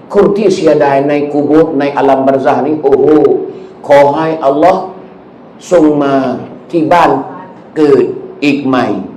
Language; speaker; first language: Thai; non-native, local second language; Malay